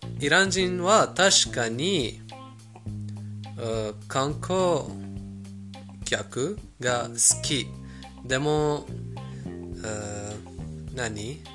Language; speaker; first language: Japanese; non-native, fluent; Persian